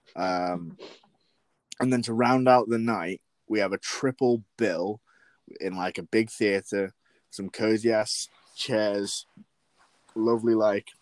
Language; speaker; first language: English; native; English